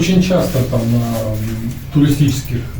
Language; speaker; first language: Russian; native; Russian